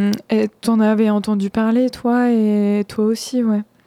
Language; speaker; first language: French; native; French